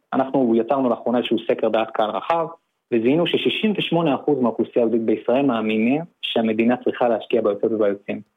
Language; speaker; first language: Hebrew; native; Hebrew